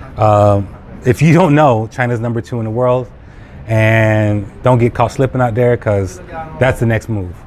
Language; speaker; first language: English; native; English